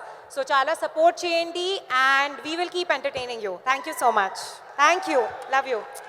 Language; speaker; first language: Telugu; non-native, learner; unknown